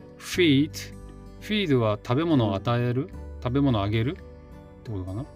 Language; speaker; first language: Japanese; native; Japanese